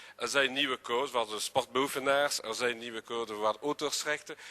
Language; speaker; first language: Dutch; non-native, local second language; French